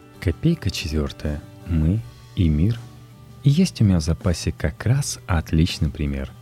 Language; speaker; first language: Russian; native; Russian